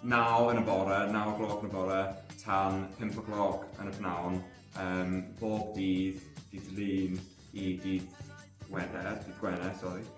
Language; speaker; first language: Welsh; non-native, learner; English